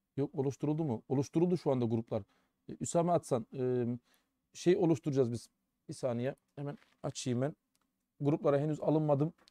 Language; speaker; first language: Turkish; early bilingual, heritage; German